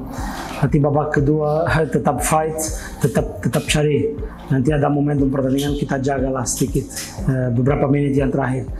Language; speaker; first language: Indonesian; non-native, fluent; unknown